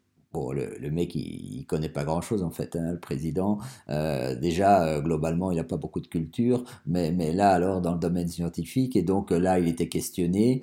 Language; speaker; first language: French; native; French